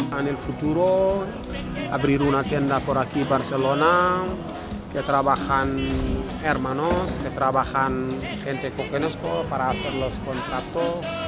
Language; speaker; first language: Spanish; non-native, learner; Wolof